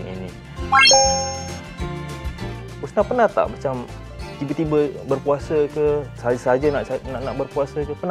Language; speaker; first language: Malay; native; Malay